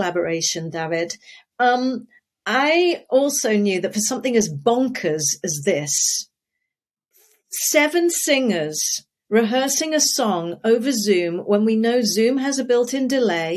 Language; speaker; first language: English; native; English